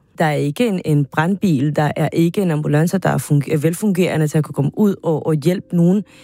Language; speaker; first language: Danish; non-native, fluent; Spanish